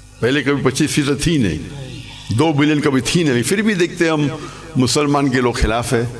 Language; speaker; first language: Urdu; non-native, local second language; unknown